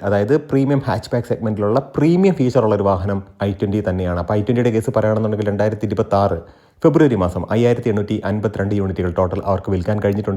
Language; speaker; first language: Malayalam; native; Malayalam